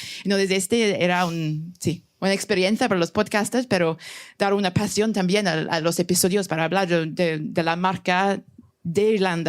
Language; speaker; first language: Spanish; non-native, fluent; English